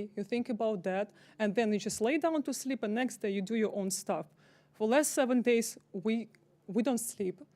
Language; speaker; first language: English; non-native, fluent; Ukrainian